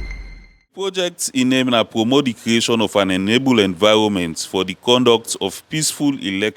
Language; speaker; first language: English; non-native, local second language; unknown